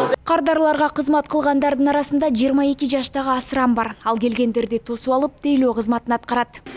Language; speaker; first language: Kyrgyz; native; Kyrgyz